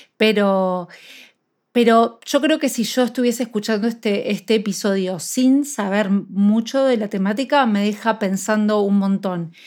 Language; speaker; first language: Spanish; native; Spanish